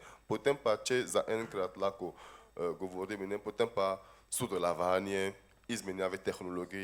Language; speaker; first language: Slovenian; non-native, fluent; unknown